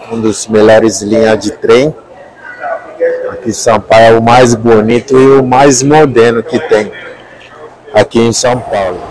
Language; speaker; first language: Portuguese; non-native, learner; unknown